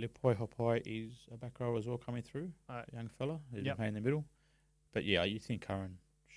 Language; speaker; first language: English; native; English